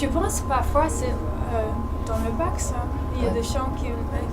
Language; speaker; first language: French; non-native, learner; Danish